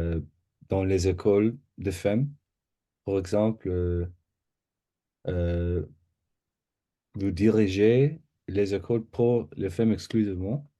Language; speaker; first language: French; non-native, learner; English